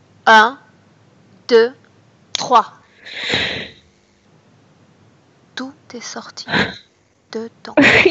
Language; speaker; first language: French; native; French